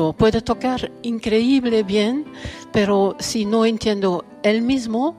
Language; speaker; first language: Spanish; non-native, learner; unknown